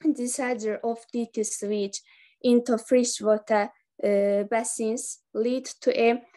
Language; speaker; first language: English; non-native, fluent; Georgian